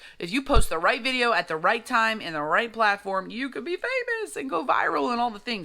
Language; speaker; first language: English; native; English